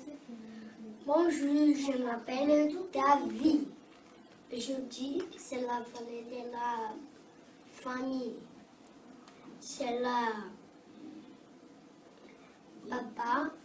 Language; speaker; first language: French; non-native, learner; Portuguese